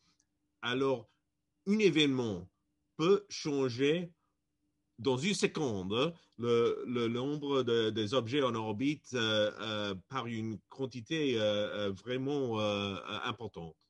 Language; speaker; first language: French; non-native, fluent; English